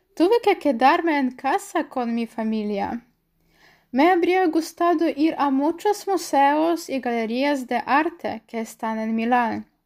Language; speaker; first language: Spanish; non-native, fluent; Polish